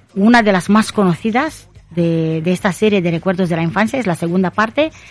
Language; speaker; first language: Spanish; non-native, fluent; Romanian